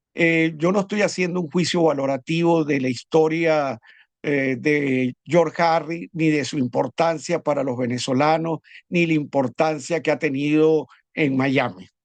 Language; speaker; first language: Spanish; native; Spanish